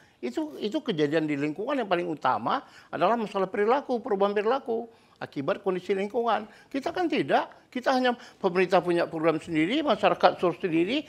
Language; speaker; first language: Indonesian; native; Indonesian